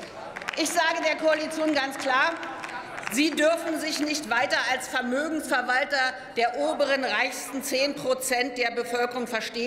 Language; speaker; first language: German; native; German